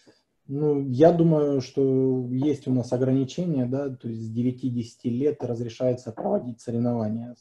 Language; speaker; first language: Russian; native; Russian